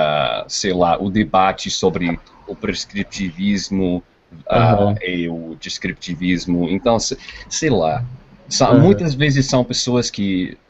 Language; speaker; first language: Portuguese; non-native, fluent; English